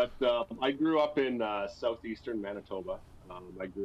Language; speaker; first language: English; native; English